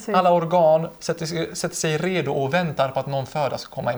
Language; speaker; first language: Swedish; native; Swedish